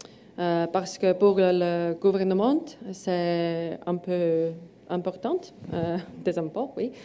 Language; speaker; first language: French; non-native, learner; Estonian